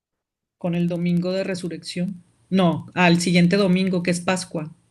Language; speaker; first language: Spanish; native; Spanish